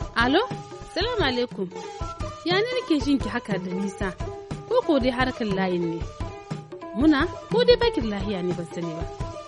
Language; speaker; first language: Hausa; native; Hausa